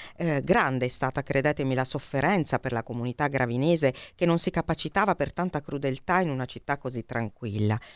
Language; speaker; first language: Italian; native; Italian